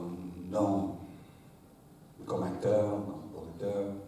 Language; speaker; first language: French; non-native, fluent; English